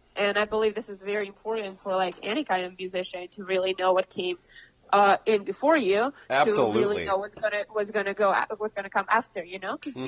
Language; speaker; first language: English; non-native, fluent; Russian